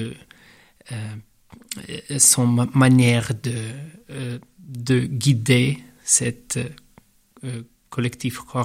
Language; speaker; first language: French; non-native, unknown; Russian